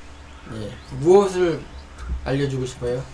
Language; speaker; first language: Korean; native; Korean